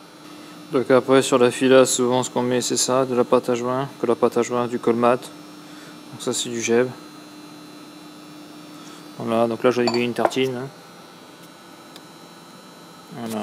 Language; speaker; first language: French; native; French